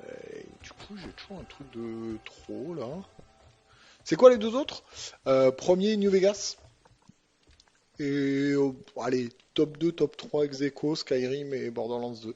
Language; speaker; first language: French; native; French